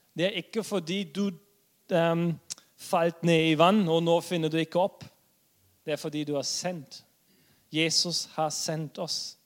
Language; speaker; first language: Norwegian; non-native, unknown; German